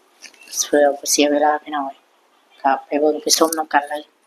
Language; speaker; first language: Thai; non-native, local second language; Lao